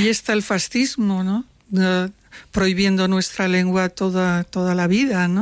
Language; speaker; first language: Spanish; non-native, local second language; Catalan